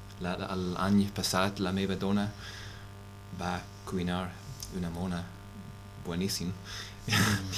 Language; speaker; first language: Catalan; non-native, learner; English